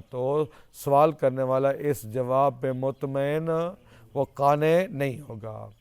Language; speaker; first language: Urdu; non-native, local second language; Saraiki